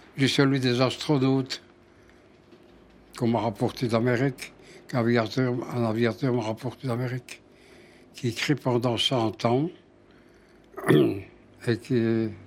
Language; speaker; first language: French; native; French